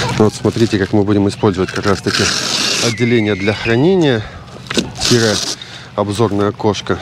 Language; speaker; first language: Russian; native; Russian